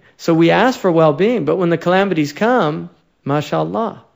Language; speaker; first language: English; native; English